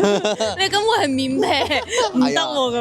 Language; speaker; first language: Cantonese; native; Cantonese